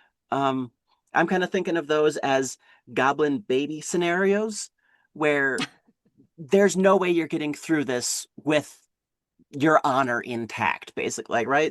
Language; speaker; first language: English; native; English